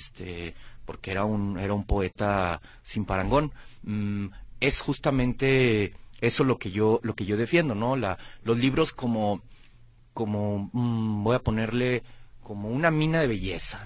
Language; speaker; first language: Spanish; native; Spanish